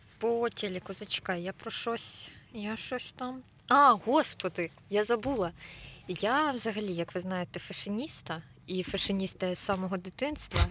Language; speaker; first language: Ukrainian; native; Ukrainian